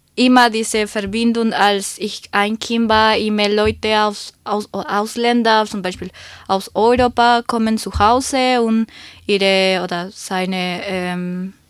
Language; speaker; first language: German; non-native, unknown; Spanish